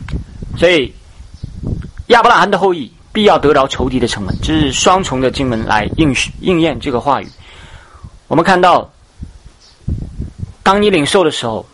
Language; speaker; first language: Chinese; native; Chinese